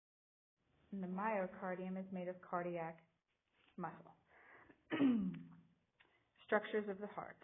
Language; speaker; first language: English; native; English